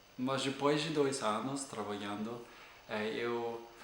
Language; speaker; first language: Portuguese; non-native, fluent; English